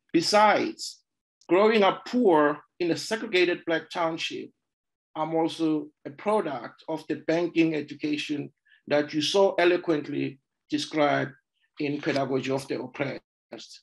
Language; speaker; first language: English; non-native, local second language; Zulu